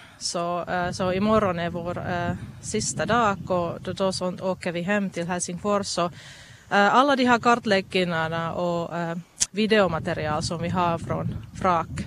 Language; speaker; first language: Swedish; non-native, local second language; Finnish